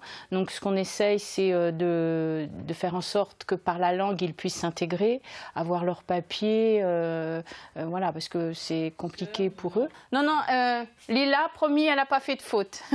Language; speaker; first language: French; native; French